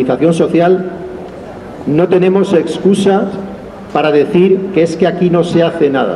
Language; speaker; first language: Spanish; native; Spanish